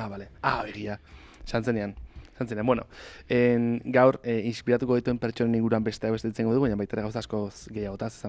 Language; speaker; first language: Basque; native; Basque